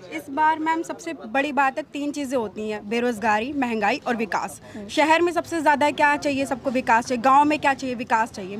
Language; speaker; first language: Hindi; native; Hindi